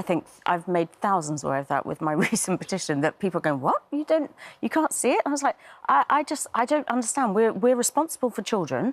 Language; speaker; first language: English; native; English